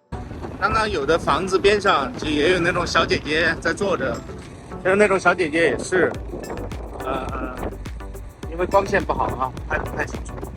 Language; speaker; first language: Chinese; native; Chinese